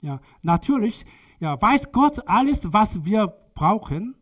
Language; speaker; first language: German; non-native, learner; Korean